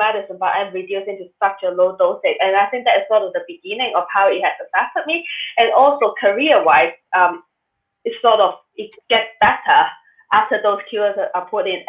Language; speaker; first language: English; non-native, local second language; Cantonese